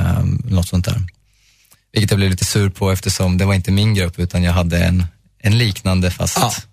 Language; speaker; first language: Swedish; native; Swedish